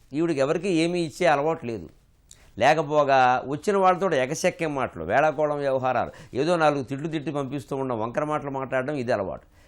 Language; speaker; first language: Telugu; native; Telugu